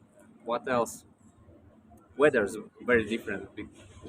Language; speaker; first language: English; non-native, learner; Russian